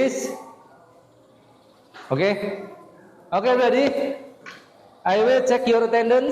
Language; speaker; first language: English; non-native, fluent; Indonesian